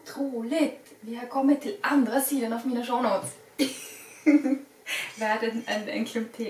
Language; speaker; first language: Swedish; non-native, fluent; German